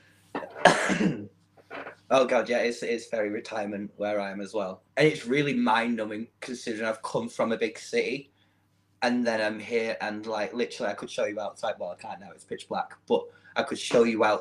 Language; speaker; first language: English; native; English